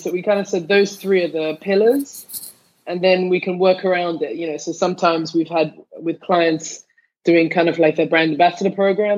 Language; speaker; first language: English; native; English